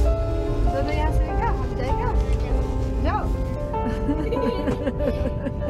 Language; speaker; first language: Hindi; non-native, local second language; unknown